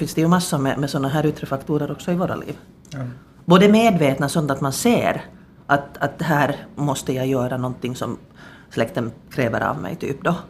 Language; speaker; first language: Swedish; native; Swedish